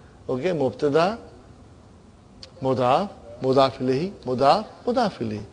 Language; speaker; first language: Arabic; non-native, fluent; English